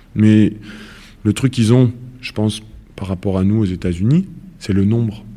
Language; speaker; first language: French; native; French